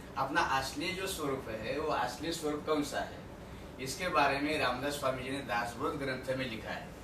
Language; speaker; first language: Hindi; non-native, local second language; Marathi